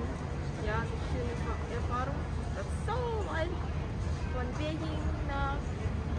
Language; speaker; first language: German; non-native, learner; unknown